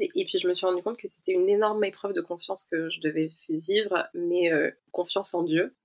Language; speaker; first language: French; native; French